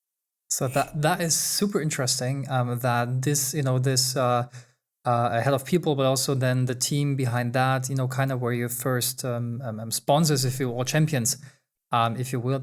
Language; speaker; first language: English; non-native, fluent; German